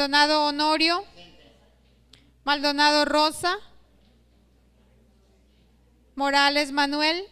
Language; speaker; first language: Spanish; native; Spanish